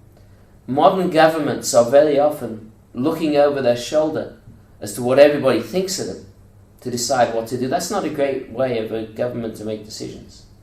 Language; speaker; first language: English; native; English